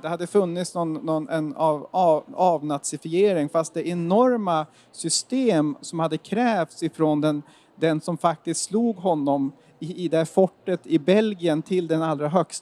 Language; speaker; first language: Swedish; native; Swedish